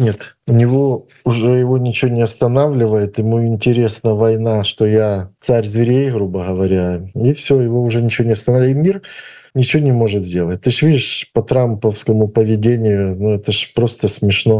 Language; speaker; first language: Russian; native; Russian